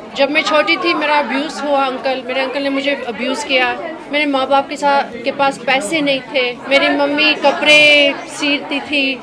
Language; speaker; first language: Hindi; early bilingual, heritage; English